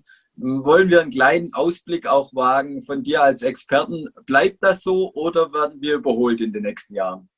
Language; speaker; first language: German; native; German